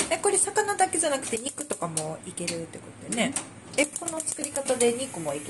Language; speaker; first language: Japanese; native; Japanese